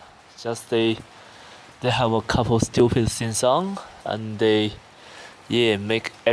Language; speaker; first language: English; non-native, learner; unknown